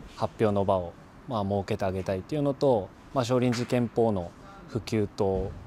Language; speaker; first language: Japanese; native; Japanese